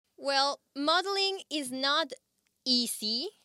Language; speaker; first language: English; non-native, fluent; Spanish